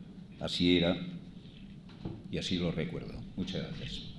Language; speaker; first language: Spanish; native; Spanish